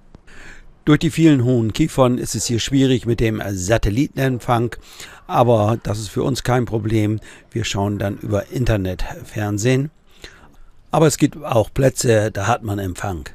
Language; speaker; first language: German; native; German